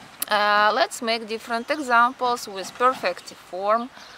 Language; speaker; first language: English; non-native, fluent; Russian